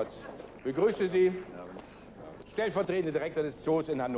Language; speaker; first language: German; native; German